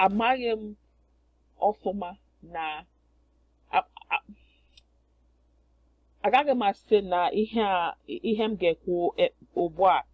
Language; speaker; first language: Igbo; non-native, learner; English